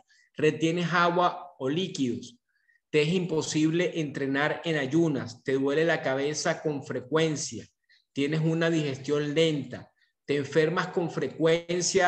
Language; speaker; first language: Spanish; native; Spanish